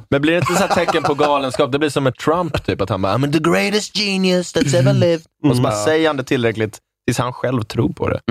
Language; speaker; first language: Swedish; native; Swedish